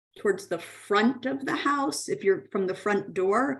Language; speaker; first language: English; native; English